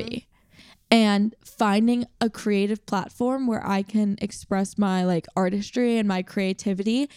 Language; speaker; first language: English; native; English